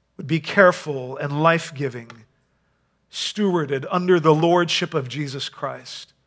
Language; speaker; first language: English; non-native, fluent; Dutch